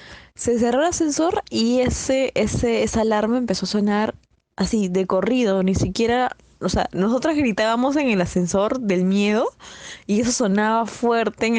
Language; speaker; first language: Spanish; native; Spanish